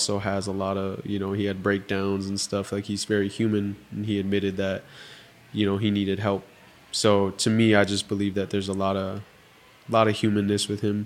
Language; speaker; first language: English; native; English